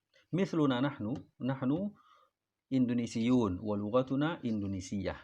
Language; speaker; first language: Arabic; non-native, fluent; Indonesian